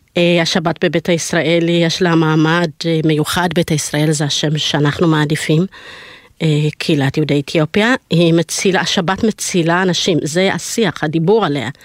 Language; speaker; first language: Hebrew; early bilingual, other home language; Amharic